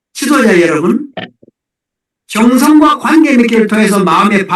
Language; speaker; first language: Korean; native; Korean